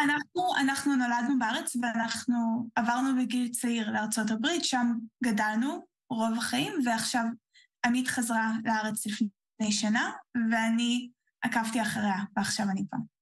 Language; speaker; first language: Hebrew; early bilingual, heritage; Hebrew